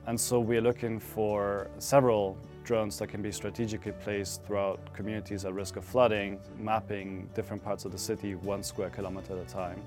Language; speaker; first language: English; non-native, fluent; German